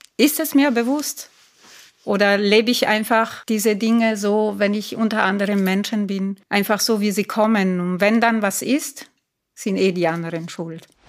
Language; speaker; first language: German; non-native, fluent; Spanish